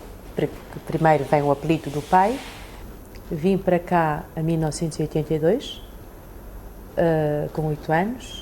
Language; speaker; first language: Portuguese; early bilingual, other home language; Chinese